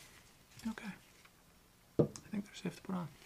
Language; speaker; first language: English; native; English